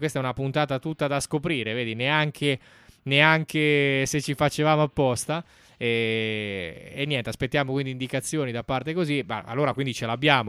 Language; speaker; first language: Italian; native; Italian